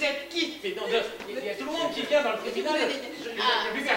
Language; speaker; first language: French; native; French